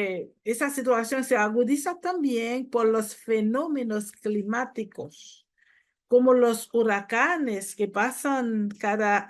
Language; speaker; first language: Spanish; non-native, fluent; Haitian Creole